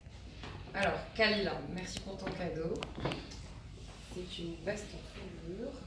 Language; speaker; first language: French; non-native, local second language; Arabic